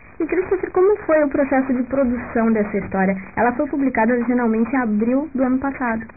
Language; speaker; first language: Portuguese; native; Portuguese